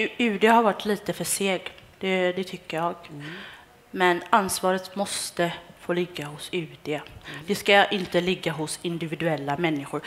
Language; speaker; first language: Swedish; early bilingual, other home language; Tigrinya